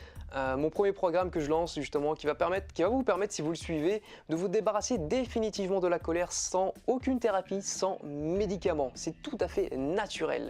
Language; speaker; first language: French; native; French